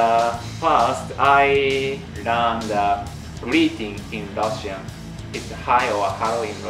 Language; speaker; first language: English; non-native, learner; Japanese